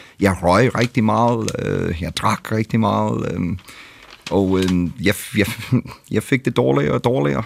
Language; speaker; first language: Danish; non-native, fluent; English